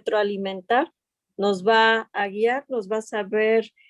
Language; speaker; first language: Spanish; native; Spanish